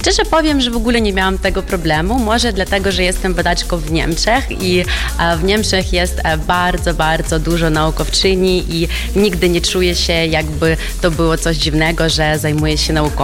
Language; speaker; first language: Polish; non-native, fluent; Ukrainian